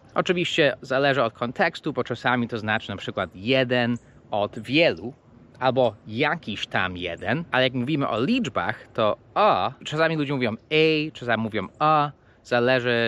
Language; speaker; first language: Polish; non-native, fluent; English